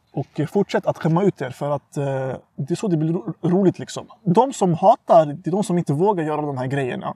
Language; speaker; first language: Swedish; early bilingual, other home language; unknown